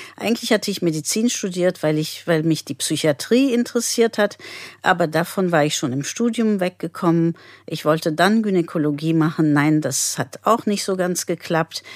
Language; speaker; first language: German; non-native, fluent; Turkish